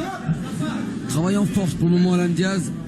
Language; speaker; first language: French; native; French